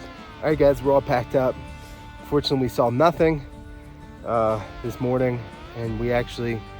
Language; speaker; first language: English; native; English